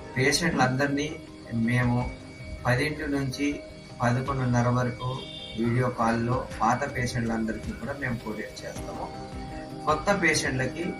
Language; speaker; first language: Telugu; non-native, local second language; Urdu